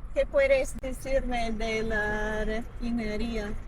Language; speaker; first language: Spanish; non-native, learner; English